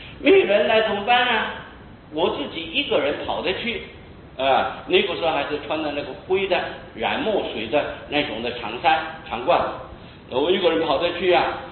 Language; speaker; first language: Chinese; non-native, local second language; Hakka Chinese